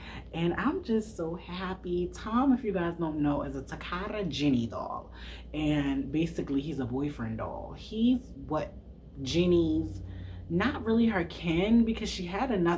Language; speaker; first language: English; native; English